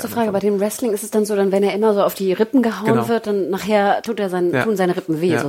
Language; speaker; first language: German; native; German